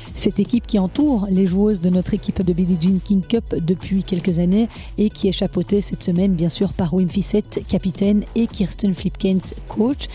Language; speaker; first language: French; native; French